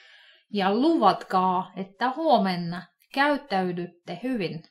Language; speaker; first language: Finnish; non-native, fluent; Russian